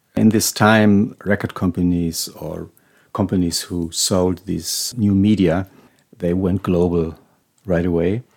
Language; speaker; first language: English; non-native, fluent; German